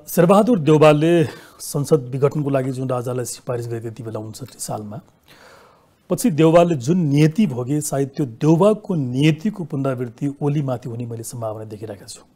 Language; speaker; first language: Nepali; native; Nepali